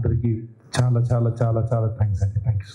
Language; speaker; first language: Telugu; non-native, learner; Tamil